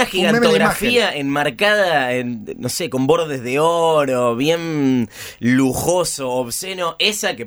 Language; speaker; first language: Spanish; native; Spanish